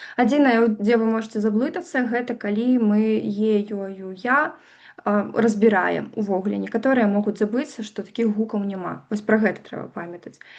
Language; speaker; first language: Belarusian; native; Belarusian